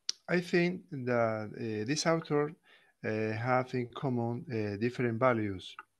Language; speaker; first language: English; non-native, fluent; Spanish